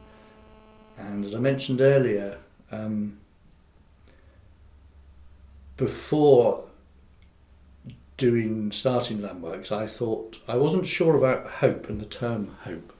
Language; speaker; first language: English; native; English